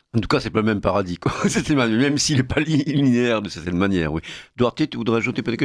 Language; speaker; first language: French; native; French